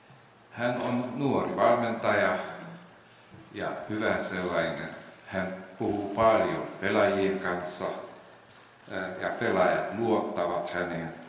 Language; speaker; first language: Finnish; non-native, fluent; Romanian